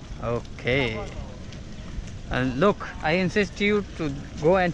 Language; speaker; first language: English; non-native, learner; Hindi